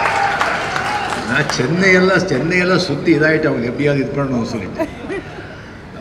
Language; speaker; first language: Tamil; non-native, fluent; Marathi